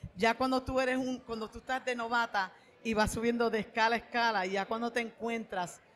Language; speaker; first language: Spanish; native; Spanish